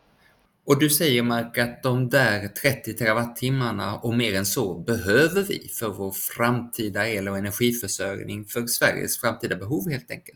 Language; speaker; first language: Swedish; native; Swedish